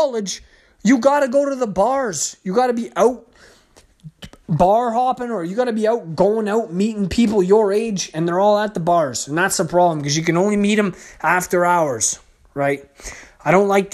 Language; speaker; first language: English; native; English